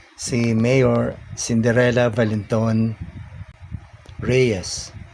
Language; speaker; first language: Filipino; native; Filipino